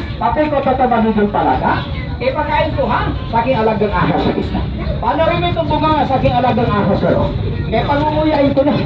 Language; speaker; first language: Filipino; non-native, local second language; Cebuano